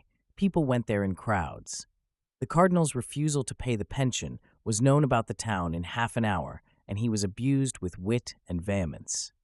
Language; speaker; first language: English; native; English